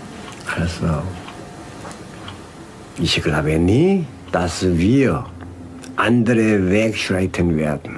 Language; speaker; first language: German; non-native, fluent; Korean